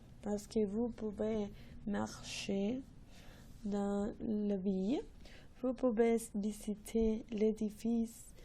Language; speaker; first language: French; non-native, learner; Spanish